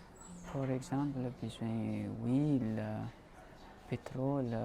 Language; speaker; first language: French; non-native, local second language; Malagasy